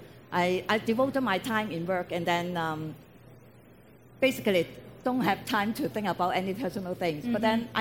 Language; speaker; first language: English; non-native, local second language; Cantonese